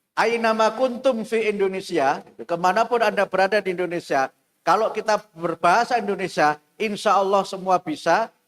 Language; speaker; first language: Indonesian; non-native, local second language; Javanese